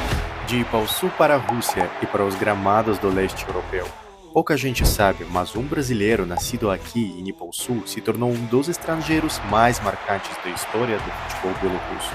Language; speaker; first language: Portuguese; non-native, fluent; Russian